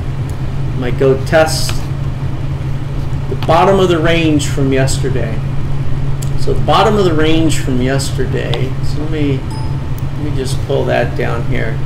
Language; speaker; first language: English; native; English